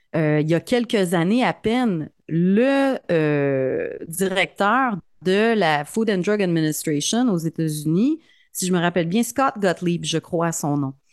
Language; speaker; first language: French; native; French